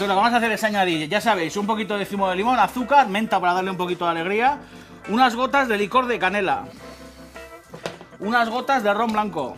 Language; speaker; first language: Spanish; native; Spanish